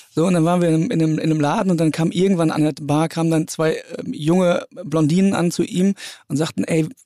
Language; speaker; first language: German; native; German